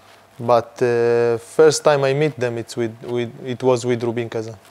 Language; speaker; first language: English; non-native, fluent; Hebrew